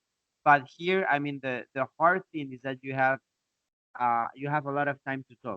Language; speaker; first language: English; non-native, fluent; Spanish